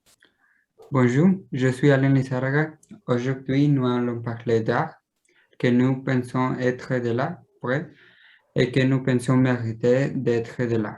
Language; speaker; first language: French; non-native, learner; Spanish